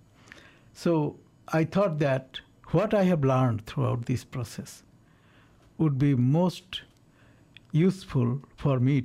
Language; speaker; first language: English; non-native, local second language; Bangla